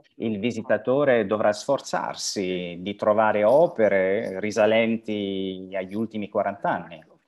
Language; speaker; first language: Italian; non-native, fluent; French